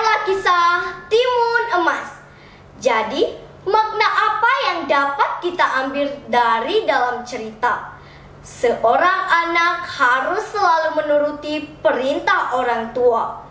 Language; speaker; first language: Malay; non-native, local second language; Balinese